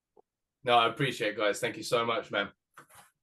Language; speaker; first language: English; native; English